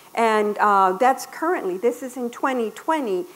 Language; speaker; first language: English; native; English